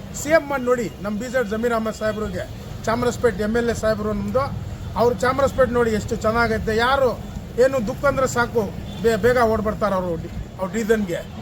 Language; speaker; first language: Kannada; non-native, local second language; Urdu